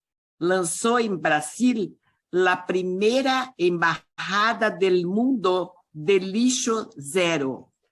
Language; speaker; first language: Spanish; non-native, learner; Portuguese